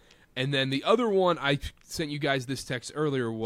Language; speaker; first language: English; native; English